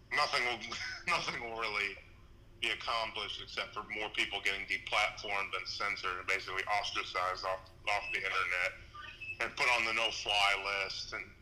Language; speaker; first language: English; native; English